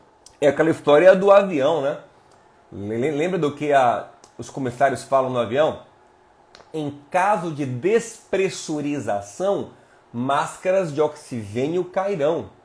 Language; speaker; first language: Portuguese; native; Portuguese